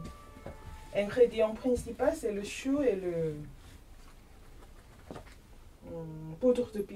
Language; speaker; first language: French; non-native, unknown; Korean